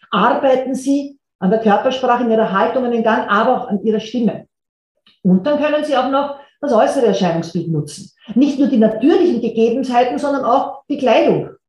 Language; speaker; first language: German; native; German